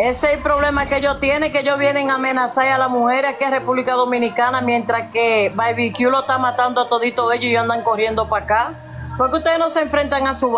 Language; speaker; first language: Spanish; native; Spanish